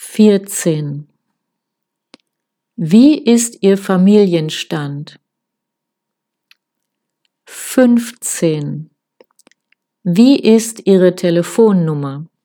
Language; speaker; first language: German; non-native, fluent; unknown